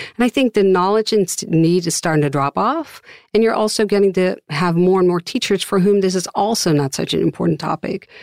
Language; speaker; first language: English; non-native, fluent; Dutch